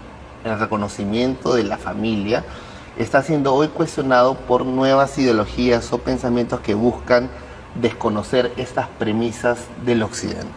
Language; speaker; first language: Spanish; native; Spanish